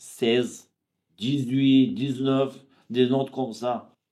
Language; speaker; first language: French; non-native, fluent; Bulgarian